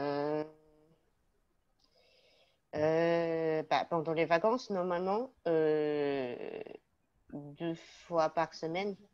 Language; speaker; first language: French; non-native, learner; Chinese